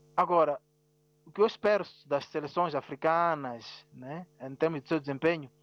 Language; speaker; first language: Portuguese; non-native, local second language; Tsonga